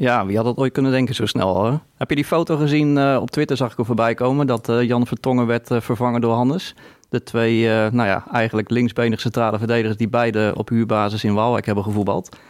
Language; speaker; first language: Dutch; native; Dutch